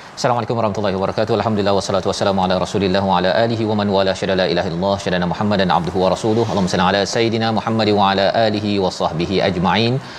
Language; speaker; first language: Malay; native; Malay